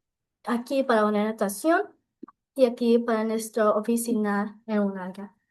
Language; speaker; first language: Spanish; non-native, local second language; English